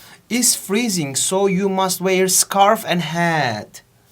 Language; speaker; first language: English; non-native, fluent; Turkish